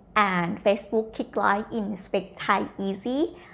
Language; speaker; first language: English; non-native, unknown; Thai